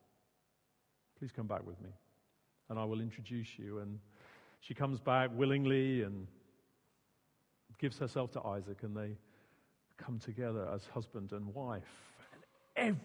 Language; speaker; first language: English; native; English